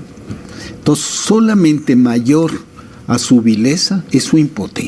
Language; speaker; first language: Spanish; native; Spanish